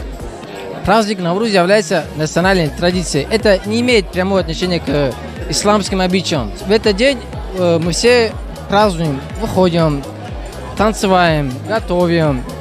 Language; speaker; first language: Russian; non-native, local second language; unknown